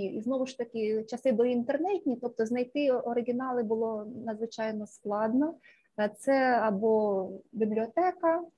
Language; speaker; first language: Ukrainian; native; Ukrainian